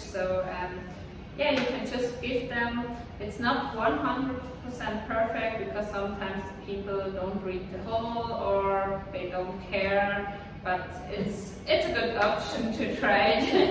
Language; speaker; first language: English; non-native, fluent; Swiss German